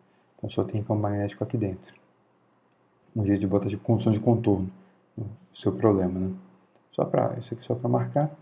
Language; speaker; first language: Portuguese; native; Portuguese